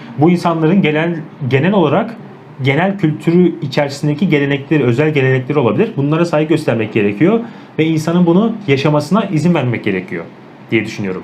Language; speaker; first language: Turkish; native; Turkish